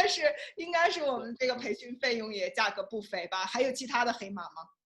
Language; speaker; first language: Chinese; native; Chinese